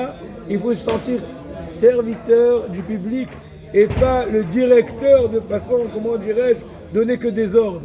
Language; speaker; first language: French; native; French